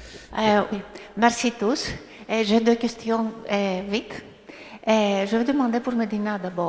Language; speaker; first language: French; non-native, fluent; Greek